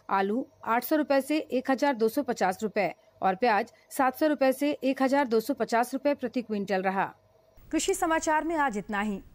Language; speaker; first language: Hindi; native; Hindi